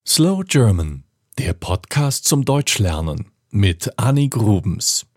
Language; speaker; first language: German; native; German